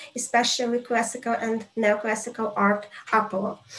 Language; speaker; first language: English; non-native, fluent; Ukrainian